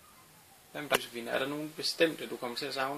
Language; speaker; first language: Danish; native; Danish